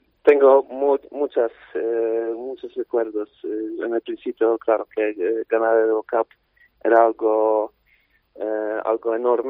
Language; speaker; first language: Spanish; non-native, fluent; Polish